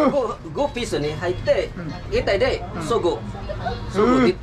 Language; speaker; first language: Japanese; non-native, learner; Cebuano